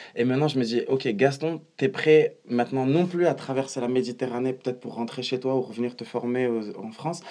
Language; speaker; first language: French; non-native, local second language; Arabic